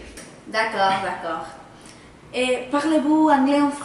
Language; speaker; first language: French; non-native, learner; Spanish